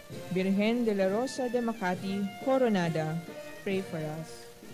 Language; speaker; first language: English; non-native, local second language; Filipino